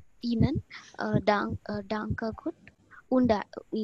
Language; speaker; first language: German; non-native, learner; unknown